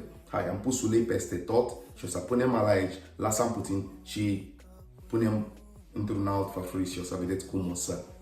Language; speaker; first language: Romanian; non-native, learner; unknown